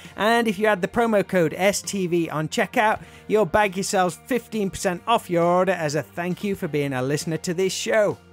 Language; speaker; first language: English; native; English